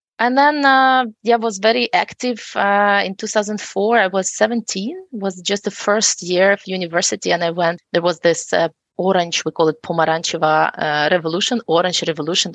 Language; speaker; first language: English; non-native, fluent; Ukrainian